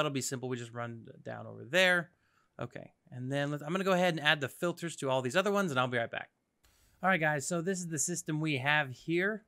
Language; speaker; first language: English; native; English